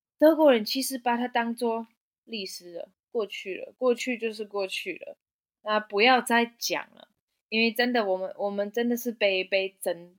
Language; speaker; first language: Chinese; non-native, fluent; German